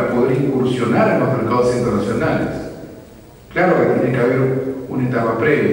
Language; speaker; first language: Spanish; native; Spanish